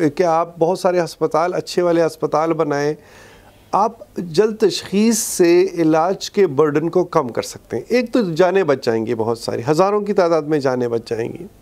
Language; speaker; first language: Urdu; non-native, local second language; Pashto